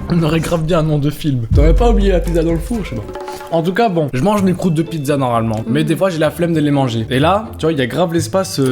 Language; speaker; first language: French; native; French